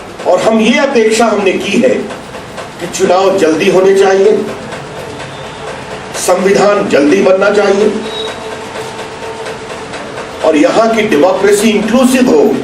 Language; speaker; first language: Hindi; native; Hindi